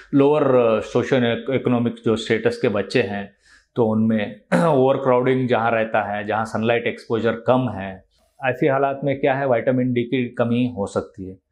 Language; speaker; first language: Hindi; non-native, local second language; Telugu